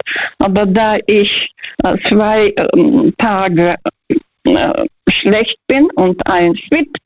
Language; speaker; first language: German; non-native, fluent; Russian